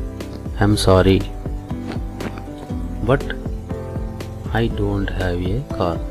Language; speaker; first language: English; non-native, local second language; Telugu